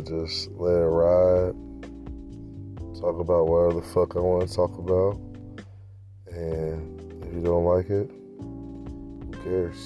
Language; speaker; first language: English; native; English